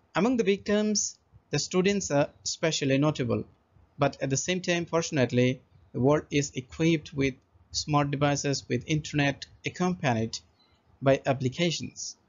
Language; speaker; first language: English; non-native, local second language; Assamese